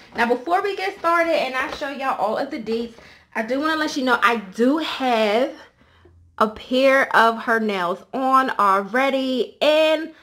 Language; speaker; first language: English; native; English